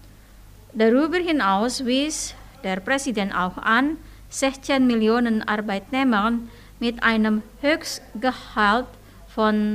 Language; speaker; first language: German; non-native, fluent; Indonesian